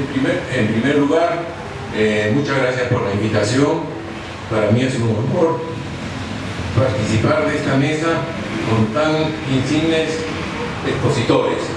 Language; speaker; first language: Spanish; native; Spanish